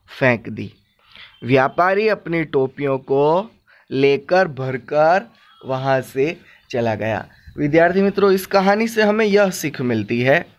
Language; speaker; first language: Hindi; non-native, local second language; Gujarati